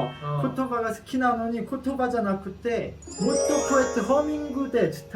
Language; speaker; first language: Japanese; non-native, learner; Korean